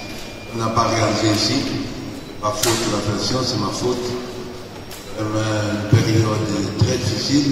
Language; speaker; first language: French; non-native, learner; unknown